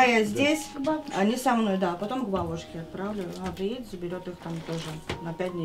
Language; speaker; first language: Russian; native; Russian